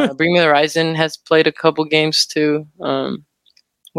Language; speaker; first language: English; non-native, fluent; Spanish